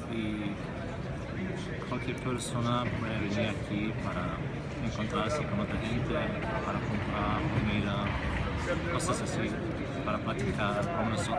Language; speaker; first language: Spanish; non-native, fluent; English